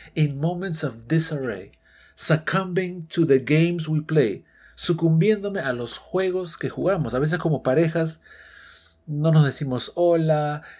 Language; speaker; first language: Spanish; native; Spanish